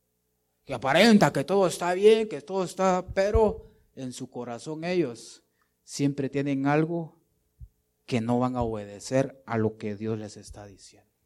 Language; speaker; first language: Spanish; native; Spanish